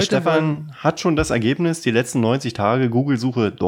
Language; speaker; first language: German; native; German